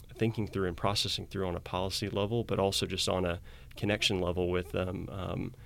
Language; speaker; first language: English; native; English